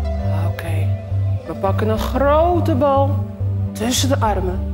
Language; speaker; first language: Dutch; native; Dutch